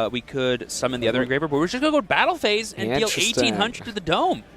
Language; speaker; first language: English; native; English